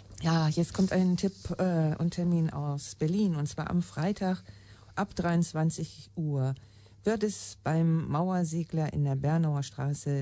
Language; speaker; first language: German; native; German